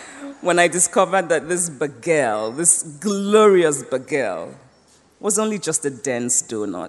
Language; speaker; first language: English; non-native, local second language; Igbo